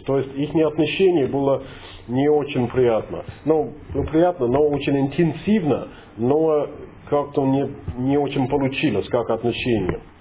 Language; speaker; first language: Russian; non-native, fluent; English